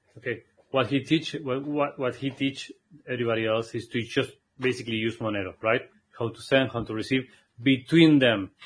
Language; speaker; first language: English; non-native, fluent; Spanish